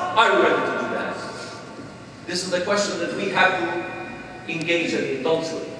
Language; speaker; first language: English; non-native, fluent; Albanian